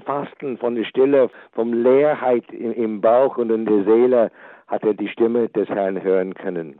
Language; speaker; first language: German; non-native, fluent; English